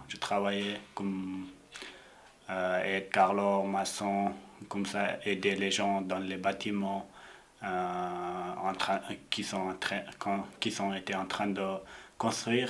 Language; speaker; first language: French; non-native, learner; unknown